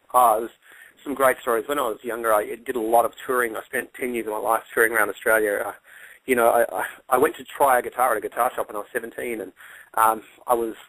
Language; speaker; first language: English; native; English